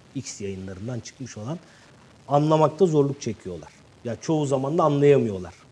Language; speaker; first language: Turkish; native; Turkish